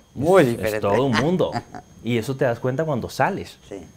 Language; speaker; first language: Spanish; native; Spanish